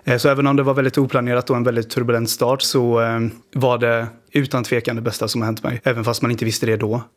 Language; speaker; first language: Swedish; native; Swedish